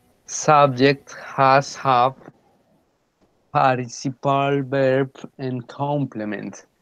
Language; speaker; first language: English; non-native, fluent; Spanish